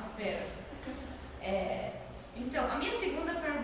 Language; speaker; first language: Portuguese; non-native, learner; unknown